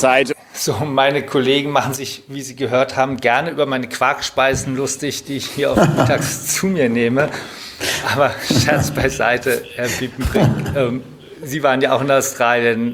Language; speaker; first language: German; native; German